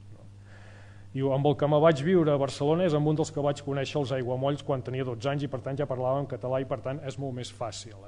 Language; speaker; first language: Catalan; native; Catalan